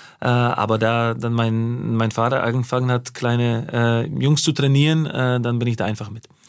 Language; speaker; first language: German; non-native, fluent; Slovak